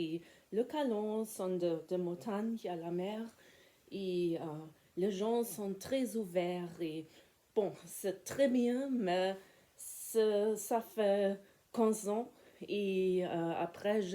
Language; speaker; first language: French; non-native, learner; German